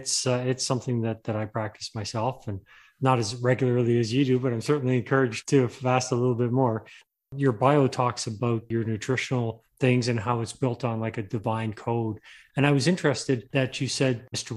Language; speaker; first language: English; native; English